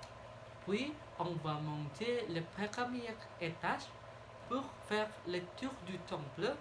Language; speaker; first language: French; non-native, learner; Indonesian